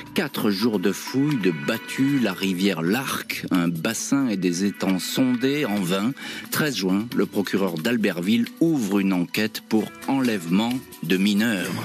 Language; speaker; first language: French; native; French